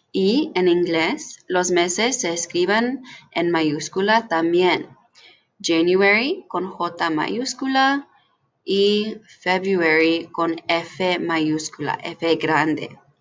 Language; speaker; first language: Spanish; non-native, fluent; English